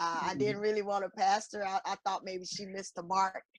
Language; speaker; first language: English; native; English